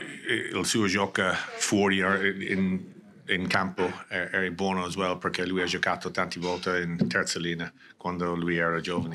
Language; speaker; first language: Italian; non-native, learner; English